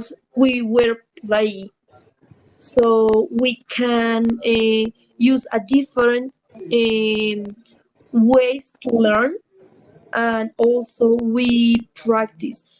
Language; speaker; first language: English; non-native, learner; Spanish